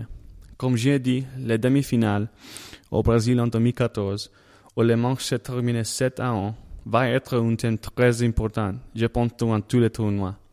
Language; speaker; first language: French; non-native, learner; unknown